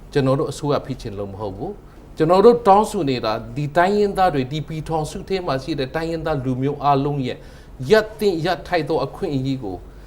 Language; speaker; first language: Burmese; non-native, local second language; Hakha Chin